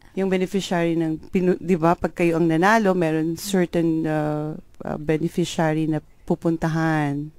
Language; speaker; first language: Filipino; native; Filipino